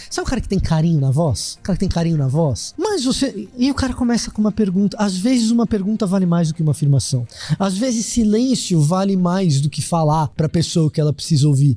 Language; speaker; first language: Portuguese; native; Portuguese